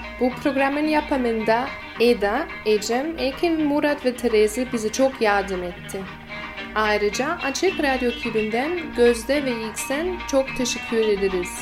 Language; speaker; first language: Turkish; non-native, learner; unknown